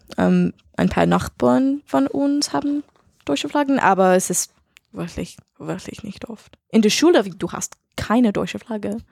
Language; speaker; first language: German; non-native, learner; English